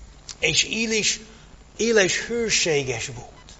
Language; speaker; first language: Hungarian; non-native, fluent; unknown